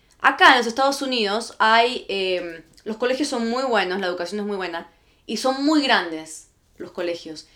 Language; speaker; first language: Spanish; native; Spanish